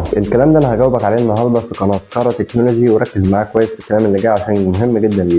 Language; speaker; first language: Arabic; native; Arabic